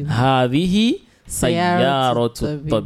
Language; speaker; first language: Arabic; non-native, fluent; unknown